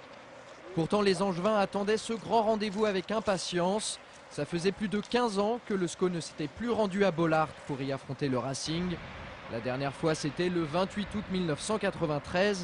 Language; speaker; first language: French; native; French